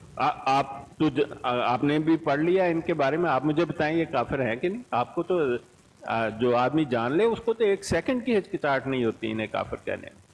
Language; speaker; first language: Urdu; non-native, local second language; Punjabi